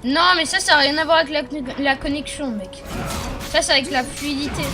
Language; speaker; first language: French; native; French